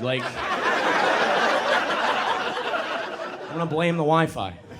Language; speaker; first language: English; native; English